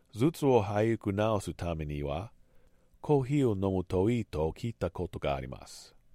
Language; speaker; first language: Japanese; non-native, learner; English